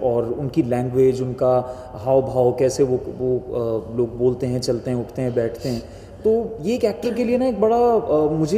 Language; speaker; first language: Hindi; native; Hindi